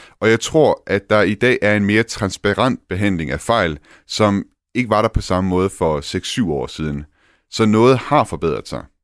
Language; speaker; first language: Danish; native; Danish